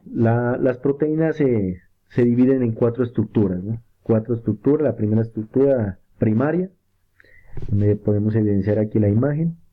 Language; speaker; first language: Spanish; native; Spanish